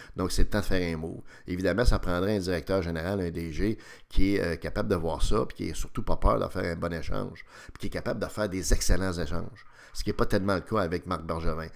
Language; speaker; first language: French; native; French